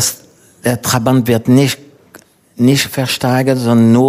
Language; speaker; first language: German; non-native, fluent; French